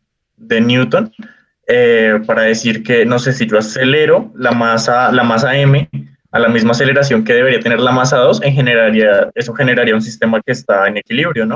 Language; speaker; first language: Spanish; native; Spanish